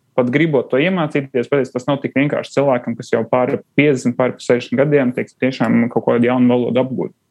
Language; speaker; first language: Latvian; non-native, local second language; Russian